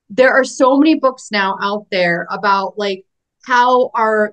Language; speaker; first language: English; native; English